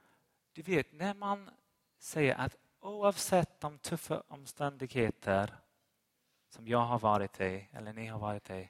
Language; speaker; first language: Swedish; non-native, fluent; English